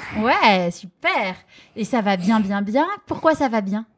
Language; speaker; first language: French; native; French